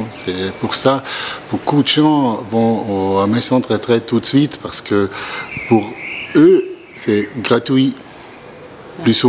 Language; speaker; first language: French; non-native, learner; German